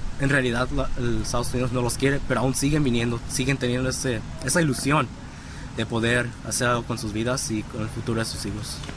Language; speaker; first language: Spanish; early bilingual, heritage; Spanish